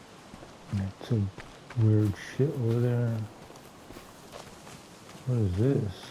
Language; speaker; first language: English; native; English